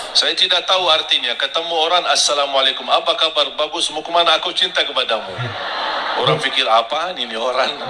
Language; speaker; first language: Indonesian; non-native, fluent; Arabic